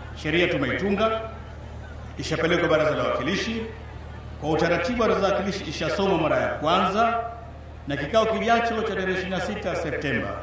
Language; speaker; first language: Swahili; native; Swahili